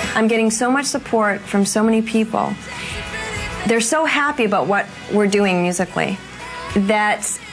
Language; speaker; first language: English; native; English